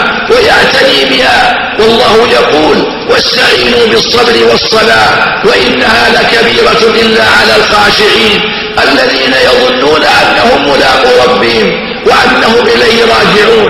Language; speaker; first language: Arabic; native; Arabic